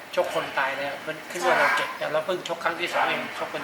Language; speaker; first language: Thai; native; Thai